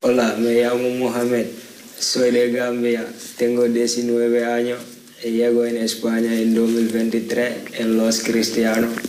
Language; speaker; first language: Spanish; non-native, learner; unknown